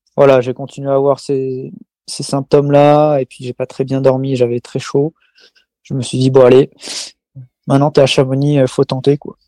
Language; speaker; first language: French; native; French